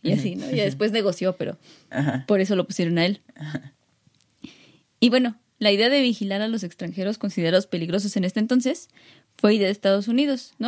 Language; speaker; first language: Spanish; native; Spanish